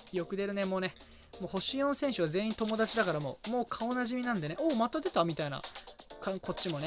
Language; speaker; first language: Japanese; native; Japanese